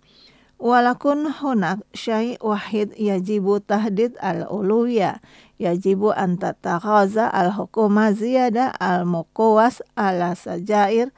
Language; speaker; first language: Arabic; non-native, fluent; Indonesian